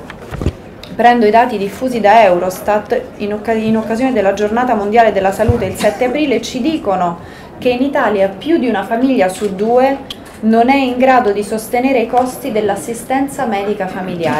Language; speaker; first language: Italian; native; Italian